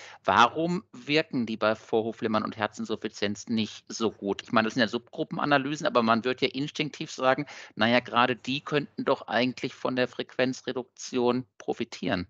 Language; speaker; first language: German; native; German